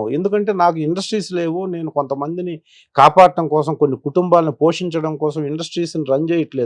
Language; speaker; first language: Telugu; native; Telugu